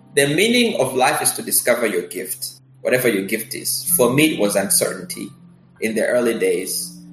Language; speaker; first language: English; early bilingual, other home language; Kinyarwanda